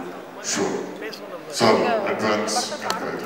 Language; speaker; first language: Tamil; non-native, fluent; Malayalam